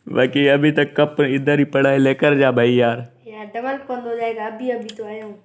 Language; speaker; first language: Urdu; non-native, local second language; Punjabi